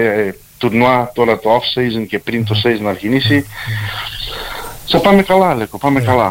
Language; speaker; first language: Greek; early bilingual, heritage; Greek